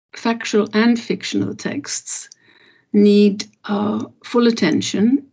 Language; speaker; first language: English; non-native, fluent; German